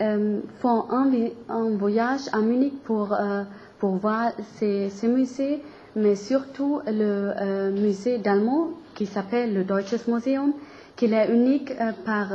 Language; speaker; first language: French; non-native, learner; German